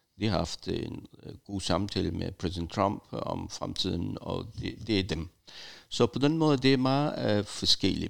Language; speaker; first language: Danish; non-native, fluent; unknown